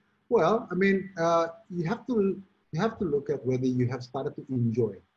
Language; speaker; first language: English; non-native, fluent; Indonesian